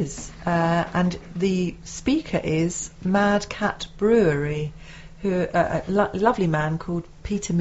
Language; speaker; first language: English; native; English